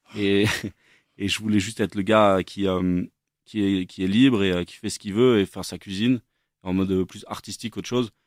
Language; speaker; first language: French; native; French